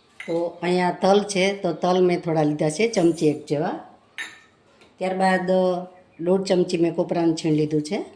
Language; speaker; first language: Gujarati; native; Gujarati